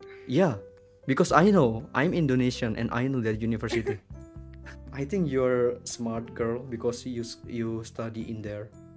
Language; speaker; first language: English; non-native, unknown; Indonesian